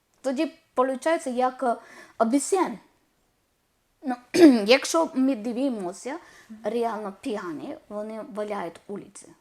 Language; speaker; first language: Ukrainian; non-native, learner; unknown